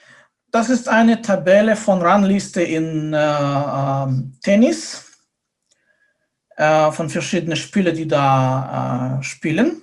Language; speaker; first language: German; non-native, fluent; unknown